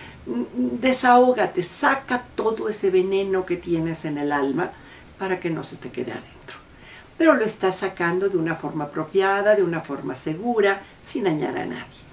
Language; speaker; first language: Spanish; native; Spanish